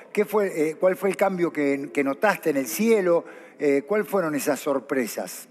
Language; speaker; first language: Spanish; native; Spanish